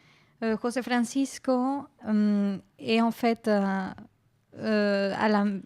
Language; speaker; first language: French; native; French